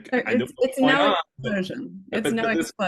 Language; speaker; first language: English; native; English